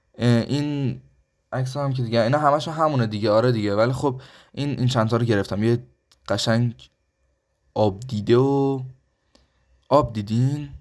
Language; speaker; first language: Persian; early bilingual, heritage; Persian